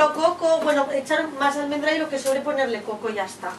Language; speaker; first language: Spanish; native; Spanish